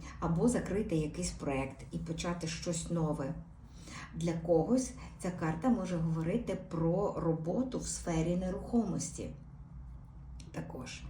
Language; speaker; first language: Ukrainian; native; Ukrainian